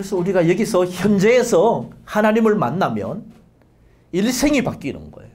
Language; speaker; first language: Korean; native; Korean